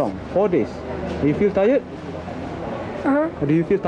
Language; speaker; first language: English; non-native, local second language; Malay